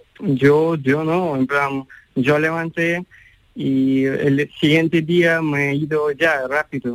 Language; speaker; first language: Spanish; non-native, learner; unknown